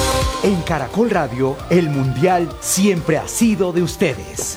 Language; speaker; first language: Spanish; native; Spanish